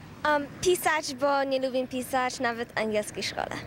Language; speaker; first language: Polish; early bilingual, heritage; Polish